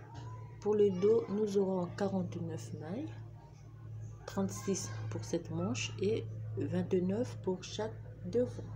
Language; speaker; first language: French; native; French